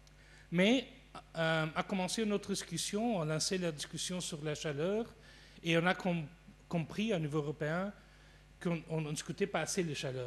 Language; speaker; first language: French; non-native, fluent; Portuguese